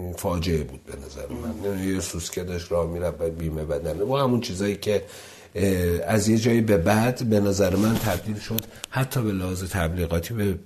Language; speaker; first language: Persian; non-native, local second language; Azerbaijani